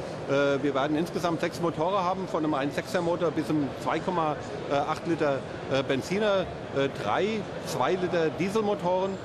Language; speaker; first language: German; native; German